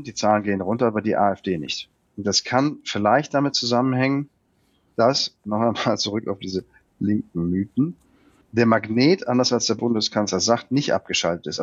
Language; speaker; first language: German; native; German